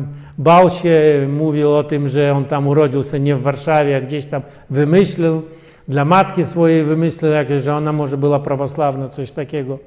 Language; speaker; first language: Polish; non-native, fluent; Russian